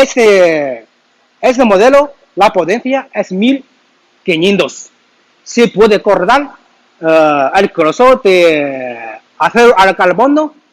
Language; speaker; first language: Spanish; non-native, learner; Chinese